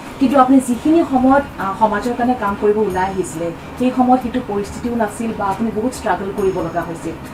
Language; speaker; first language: Assamese; native; Assamese